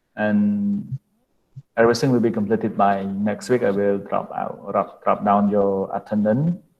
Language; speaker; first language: English; non-native, fluent; Khmer